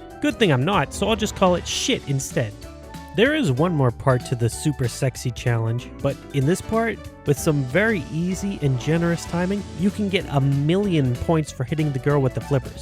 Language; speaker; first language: English; native; English